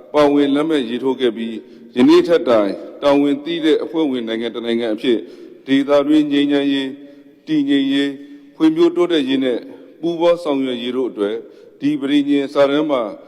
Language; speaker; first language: Burmese; native; Burmese